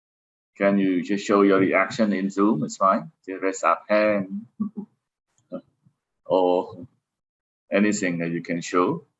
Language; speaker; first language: English; non-native, fluent; Khmer